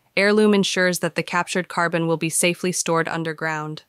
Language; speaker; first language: English; native; English